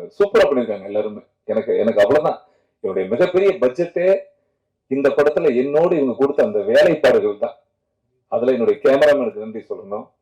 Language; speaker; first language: Tamil; native; Tamil